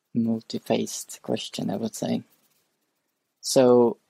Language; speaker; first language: English; non-native, fluent; Russian